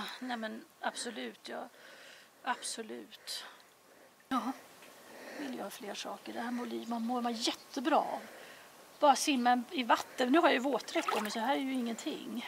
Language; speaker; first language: Swedish; native; Swedish